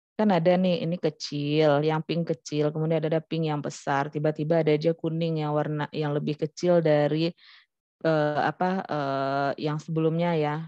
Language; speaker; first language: Indonesian; non-native, local second language; Minangkabau